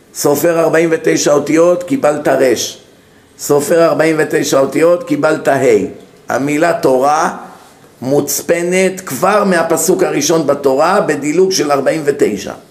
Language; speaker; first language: Hebrew; native; Hebrew